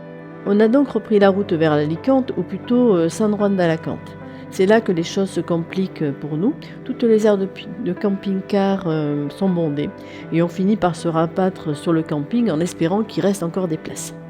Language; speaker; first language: French; native; French